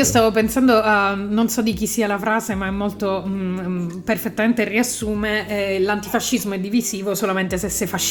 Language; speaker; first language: Italian; native; Italian